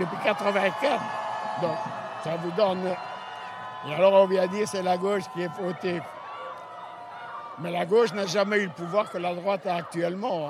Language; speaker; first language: French; early bilingual, other home language; Spanish